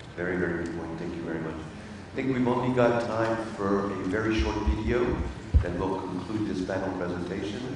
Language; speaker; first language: English; non-native, fluent; French